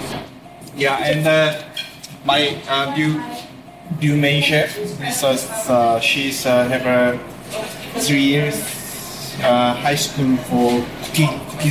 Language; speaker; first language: English; non-native, learner; Korean